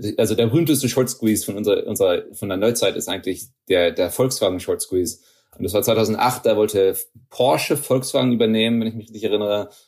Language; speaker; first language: German; early bilingual, heritage; German